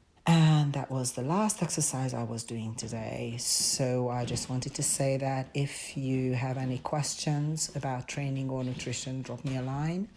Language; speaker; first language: English; non-native, fluent; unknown